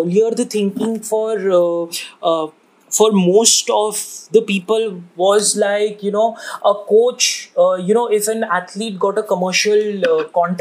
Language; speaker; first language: English; non-native, local second language; Hindi